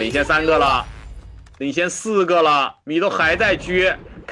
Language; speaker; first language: Chinese; native; Chinese